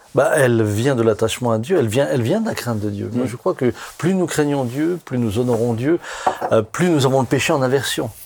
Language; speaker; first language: French; native; French